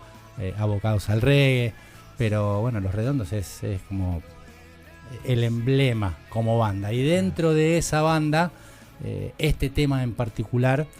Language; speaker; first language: Spanish; native; Spanish